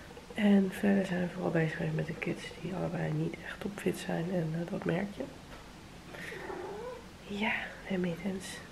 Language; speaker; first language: Dutch; native; Dutch